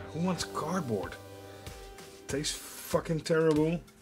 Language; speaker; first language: English; non-native, fluent; Dutch